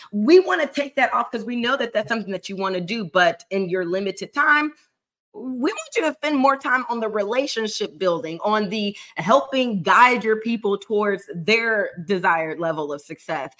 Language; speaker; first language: English; native; English